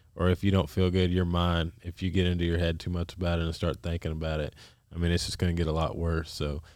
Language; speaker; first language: English; native; English